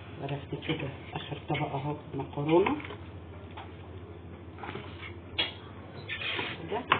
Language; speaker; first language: Arabic; native; Arabic